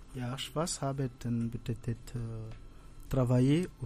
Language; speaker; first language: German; non-native, fluent; French